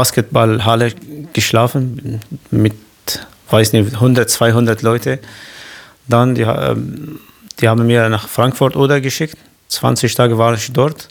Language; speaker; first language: German; non-native, fluent; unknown